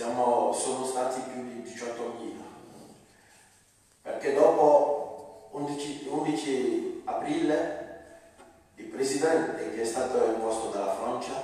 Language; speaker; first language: Italian; non-native, fluent; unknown